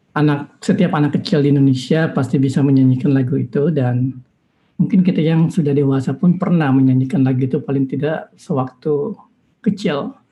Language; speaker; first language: Indonesian; native; Indonesian